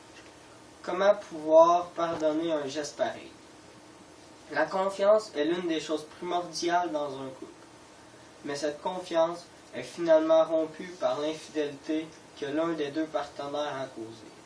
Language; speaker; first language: French; native; French